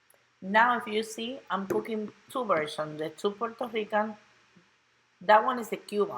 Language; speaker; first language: English; non-native, local second language; Spanish